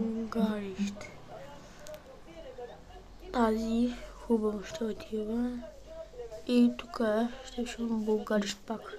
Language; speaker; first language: Bulgarian; early bilingual, heritage; Bulgarian